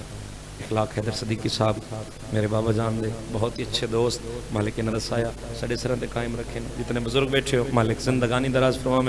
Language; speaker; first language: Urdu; non-native, local second language; Saraiki